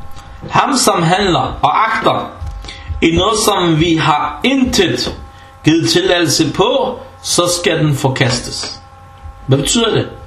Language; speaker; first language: Danish; early bilingual, other home language; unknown